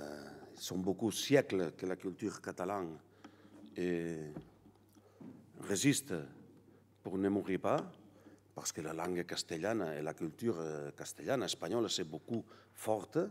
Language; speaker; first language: French; non-native, learner; Catalan